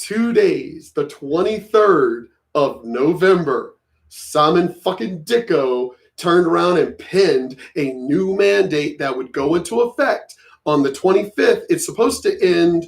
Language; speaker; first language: English; native; English